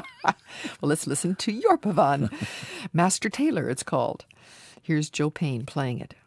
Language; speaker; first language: English; native; English